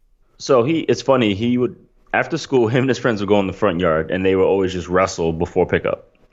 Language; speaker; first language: English; native; English